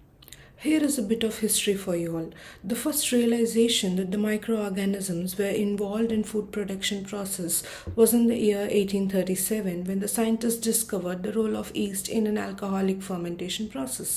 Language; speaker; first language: English; non-native, local second language; Tamil